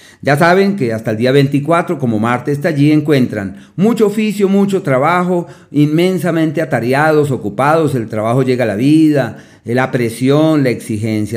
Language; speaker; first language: Spanish; native; Spanish